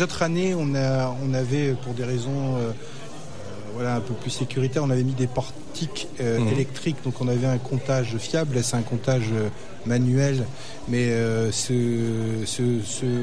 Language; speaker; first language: French; native; French